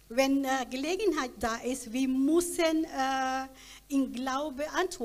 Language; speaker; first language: German; non-native, learner; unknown